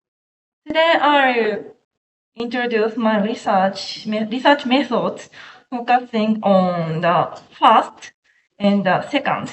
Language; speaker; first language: English; non-native, learner; Japanese